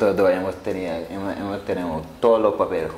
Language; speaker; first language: Spanish; non-native, learner; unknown